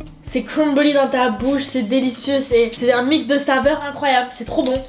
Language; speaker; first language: French; early bilingual, heritage; French